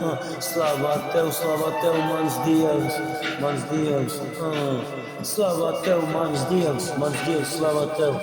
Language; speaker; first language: Latvian; non-native, local second language; Russian